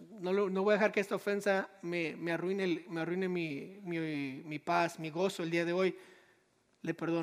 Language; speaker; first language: Spanish; native; Spanish